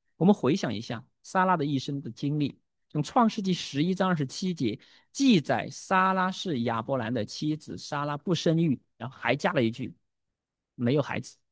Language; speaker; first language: Chinese; native; Chinese